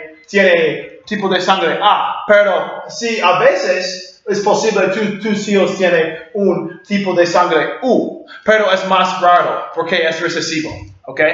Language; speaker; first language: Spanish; non-native, learner; English